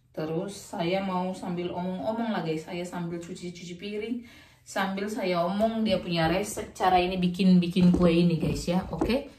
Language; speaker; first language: Indonesian; non-native, local second language; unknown